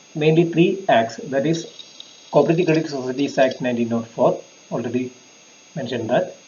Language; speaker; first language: English; non-native, local second language; Malayalam